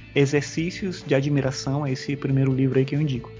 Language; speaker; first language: Portuguese; native; Portuguese